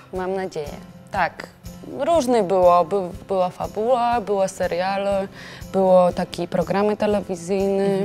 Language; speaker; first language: Polish; non-native, learner; Georgian